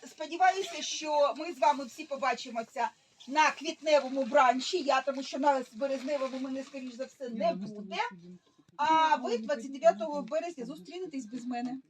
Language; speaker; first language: Ukrainian; native; Ukrainian